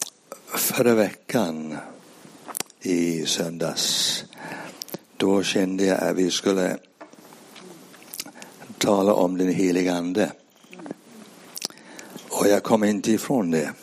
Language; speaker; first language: Swedish; non-native, fluent; English